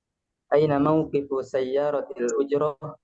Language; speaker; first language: Arabic; non-native, learner; Indonesian